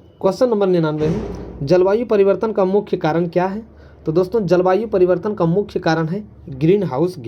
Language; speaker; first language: Hindi; native; Hindi